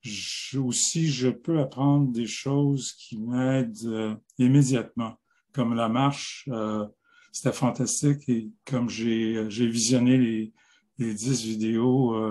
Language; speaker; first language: French; non-native, local second language; English